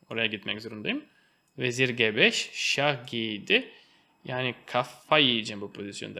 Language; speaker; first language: Turkish; non-native, fluent; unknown